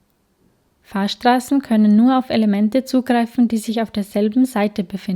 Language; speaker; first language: German; native; German